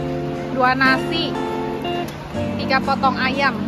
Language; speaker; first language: Indonesian; native; Indonesian